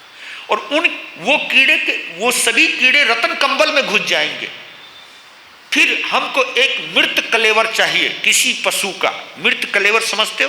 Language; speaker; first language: Hindi; native; Hindi